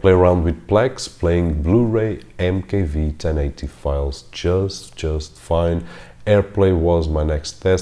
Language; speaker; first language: English; non-native, fluent; Portuguese